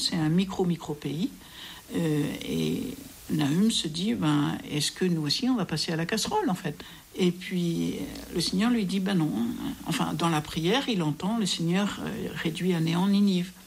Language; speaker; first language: French; native; French